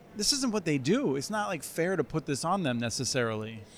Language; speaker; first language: English; native; English